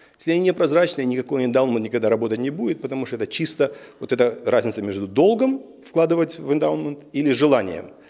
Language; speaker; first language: Russian; native; Russian